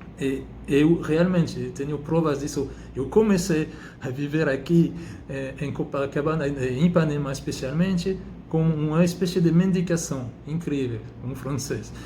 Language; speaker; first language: Portuguese; non-native, fluent; French